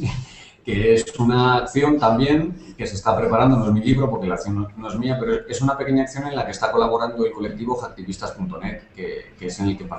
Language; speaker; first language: Spanish; native; Spanish